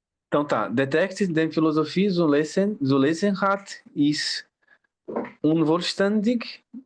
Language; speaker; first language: German; non-native, learner; Portuguese